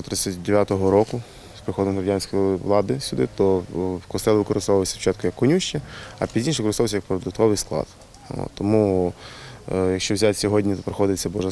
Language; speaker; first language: Ukrainian; native; Ukrainian